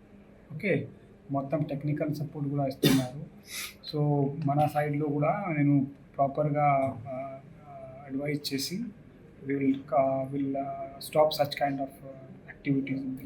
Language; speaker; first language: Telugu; non-native, fluent; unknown